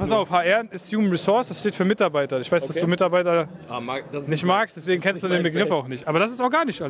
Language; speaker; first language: German; native; German